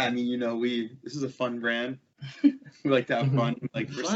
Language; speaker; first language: English; native; English